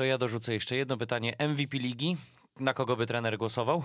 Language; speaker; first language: Polish; native; Polish